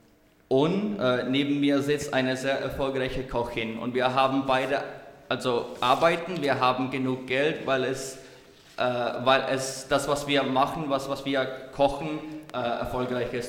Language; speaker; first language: German; non-native, learner; Czech